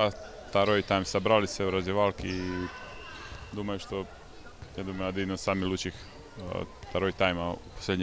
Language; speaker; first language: Russian; non-native, fluent; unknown